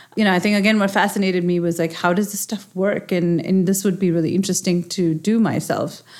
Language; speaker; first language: English; non-native, local second language; Urdu